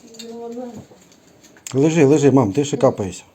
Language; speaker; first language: Ukrainian; native; Ukrainian